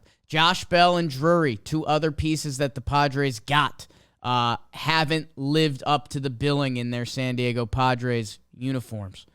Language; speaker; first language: English; native; English